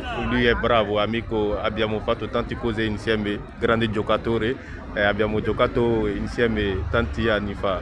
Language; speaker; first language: Italian; non-native, learner; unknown